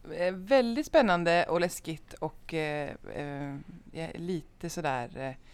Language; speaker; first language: Swedish; native; Swedish